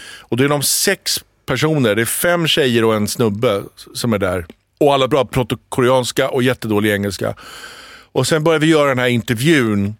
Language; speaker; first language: Swedish; early bilingual, other home language; Arabic